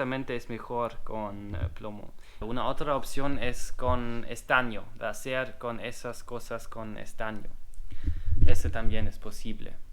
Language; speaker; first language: Spanish; non-native, learner; German